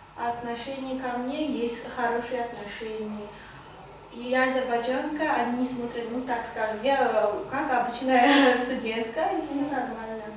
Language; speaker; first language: Russian; non-native, fluent; Azerbaijani